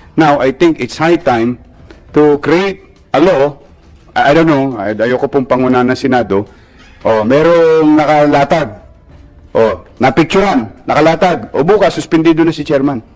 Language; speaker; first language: Filipino; native; Filipino